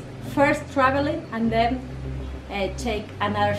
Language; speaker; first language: English; non-native, learner; Spanish